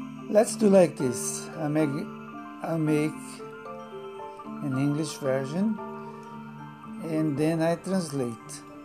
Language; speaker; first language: English; non-native, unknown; Portuguese